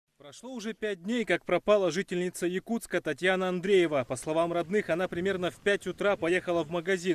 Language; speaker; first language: Russian; native; Russian